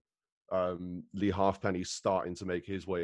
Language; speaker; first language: English; native; English